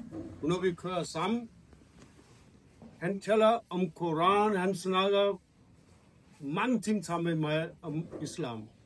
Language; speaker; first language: Danish; non-native, learner; Urdu